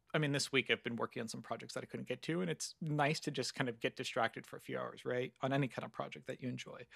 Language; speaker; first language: English; native; English